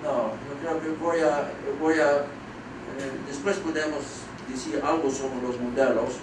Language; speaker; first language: Spanish; non-native, fluent; Dutch